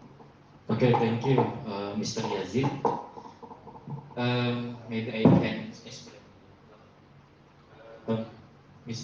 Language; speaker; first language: English; non-native, learner; Indonesian